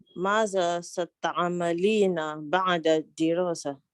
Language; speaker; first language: Arabic; non-native, learner; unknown